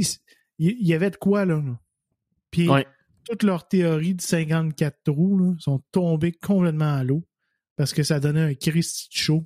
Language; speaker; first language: French; native; French